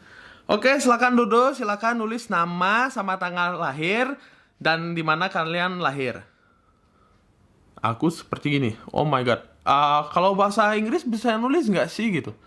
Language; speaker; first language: Indonesian; early bilingual, other home language; Russian